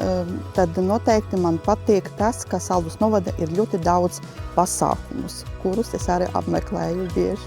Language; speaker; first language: Latvian; non-native, local second language; Russian